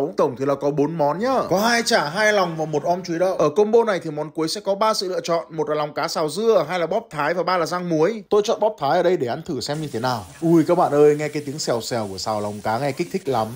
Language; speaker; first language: Vietnamese; native; Vietnamese